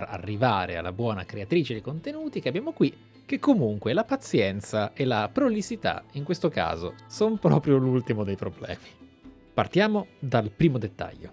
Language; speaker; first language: Italian; native; Italian